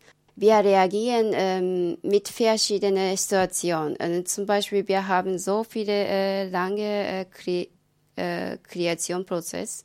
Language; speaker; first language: German; non-native, learner; Japanese